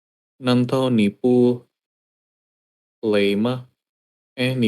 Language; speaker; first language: Chinese; non-native, learner; Indonesian